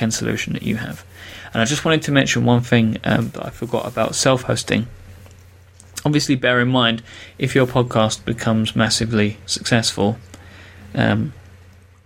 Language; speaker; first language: English; native; English